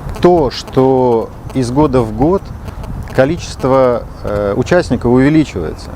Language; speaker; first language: Russian; native; Russian